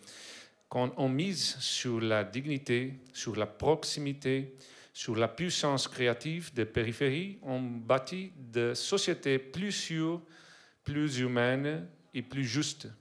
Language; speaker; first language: French; non-native, learner; Portuguese